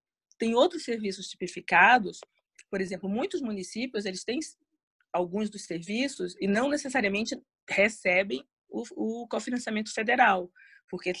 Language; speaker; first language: Portuguese; native; Portuguese